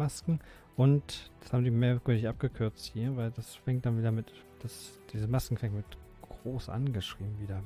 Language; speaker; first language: German; native; German